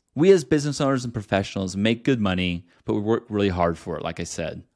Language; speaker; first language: English; native; English